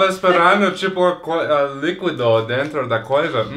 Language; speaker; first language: Portuguese; non-native, fluent; English